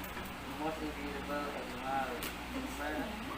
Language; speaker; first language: English; non-native, learner; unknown